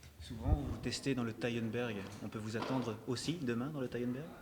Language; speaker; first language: French; native; French